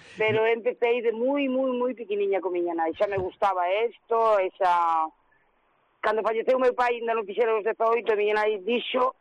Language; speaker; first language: Galician; native; Galician